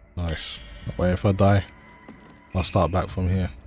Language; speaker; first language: English; native; English